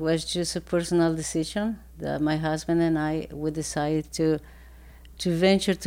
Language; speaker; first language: English; non-native, fluent; Spanish